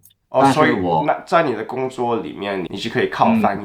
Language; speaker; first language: Chinese; non-native, fluent; English